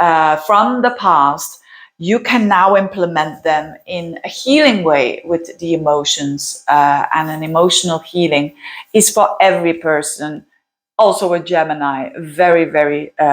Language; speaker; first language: English; non-native, fluent; Dutch